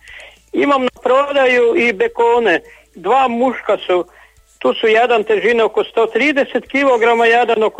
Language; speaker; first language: Croatian; native; Croatian